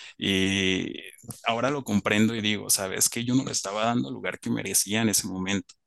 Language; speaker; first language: Spanish; native; Spanish